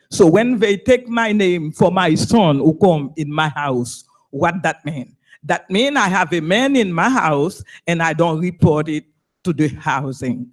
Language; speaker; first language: English; non-native, learner; Haitian Creole